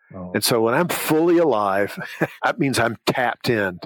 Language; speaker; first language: English; native; English